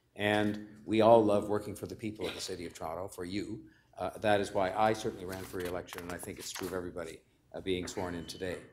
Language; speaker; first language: English; native; English